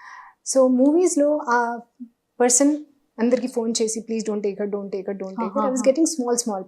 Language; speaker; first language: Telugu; non-native, fluent; Hindi